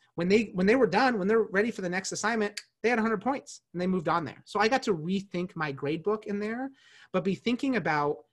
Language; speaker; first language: English; native; English